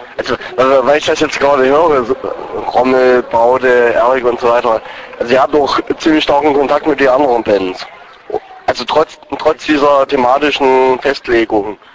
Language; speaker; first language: German; native; German